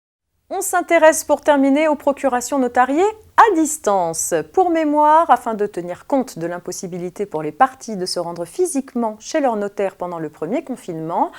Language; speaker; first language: French; native; French